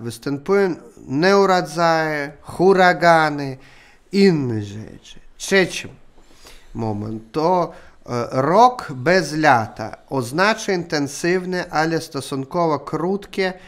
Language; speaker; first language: Polish; non-native, learner; Russian